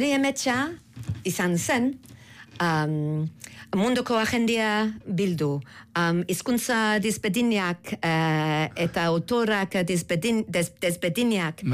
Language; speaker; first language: Basque; non-native, learner; English